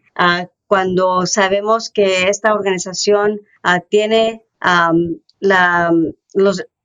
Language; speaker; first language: Spanish; early bilingual, heritage; Spanish